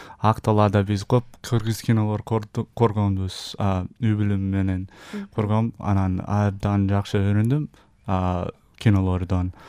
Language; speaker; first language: Kyrgyz; non-native, learner; English